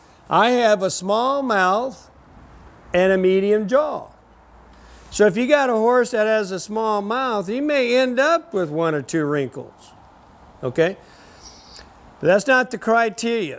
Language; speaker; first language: English; native; English